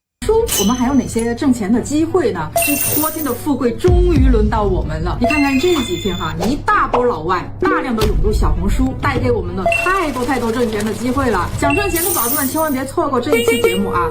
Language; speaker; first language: Chinese; native; Chinese